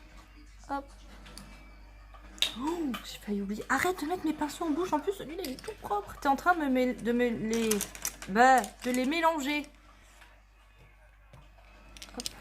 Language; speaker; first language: French; native; French